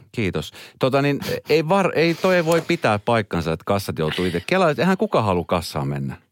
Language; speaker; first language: Finnish; native; Finnish